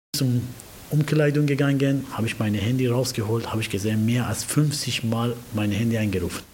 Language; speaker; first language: German; non-native, learner; Persian